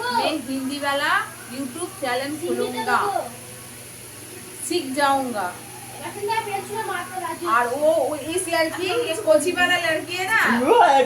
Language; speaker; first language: Hindi; non-native, local second language; Bangla